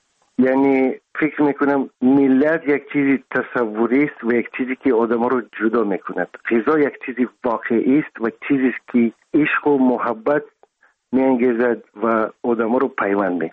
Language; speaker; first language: Persian; non-native, local second language; Russian